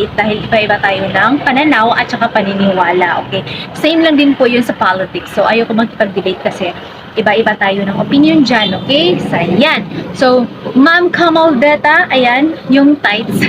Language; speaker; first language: Filipino; non-native, local second language; Cebuano